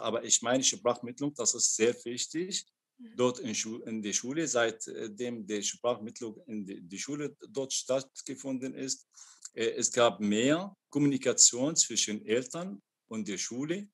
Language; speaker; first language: German; non-native, learner; Arabic